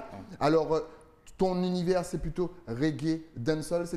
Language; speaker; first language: French; native; French